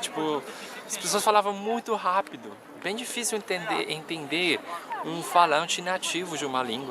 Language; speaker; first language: Portuguese; non-native, fluent; Spanish